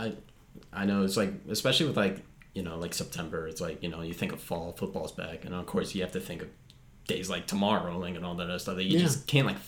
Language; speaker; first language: English; native; English